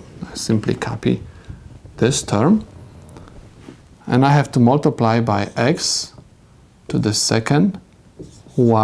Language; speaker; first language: English; non-native, fluent; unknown